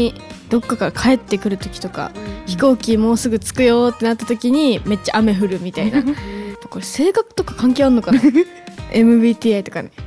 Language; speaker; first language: Japanese; native; Japanese